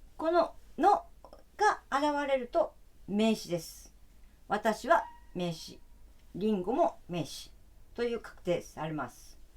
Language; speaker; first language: Japanese; native; Japanese